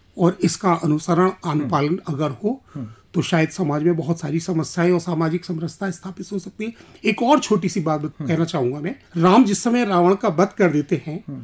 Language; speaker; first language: Hindi; native; Hindi